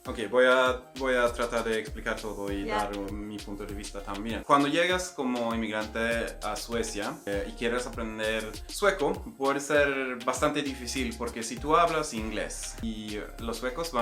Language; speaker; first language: Spanish; non-native, fluent; Swedish